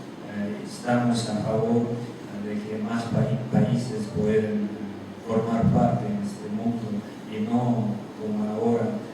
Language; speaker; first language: Spanish; non-native, fluent; Russian